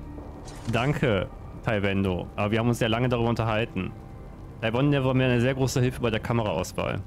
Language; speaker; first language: German; native; German